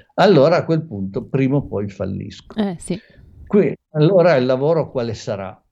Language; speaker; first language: Italian; native; Italian